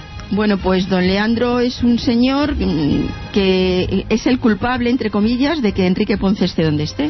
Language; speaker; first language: Spanish; native; Spanish